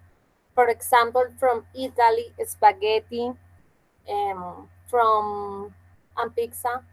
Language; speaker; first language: English; non-native, fluent; Spanish